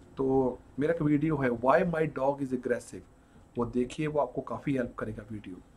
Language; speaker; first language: Hindi; non-native, local second language; Punjabi